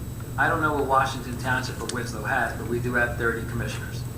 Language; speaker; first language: English; native; English